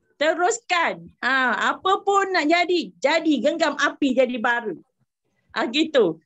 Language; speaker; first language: Malay; native; Malay